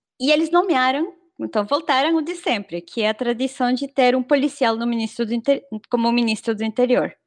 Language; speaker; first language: Portuguese; non-native, fluent; Spanish